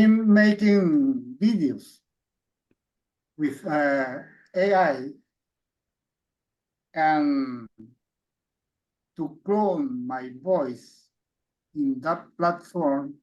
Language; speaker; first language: English; non-native, learner; Spanish